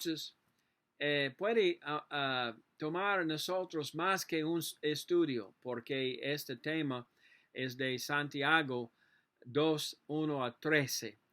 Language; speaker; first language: Spanish; non-native, learner; English